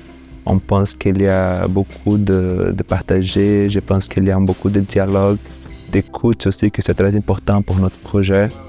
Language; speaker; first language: French; non-native, fluent; Portuguese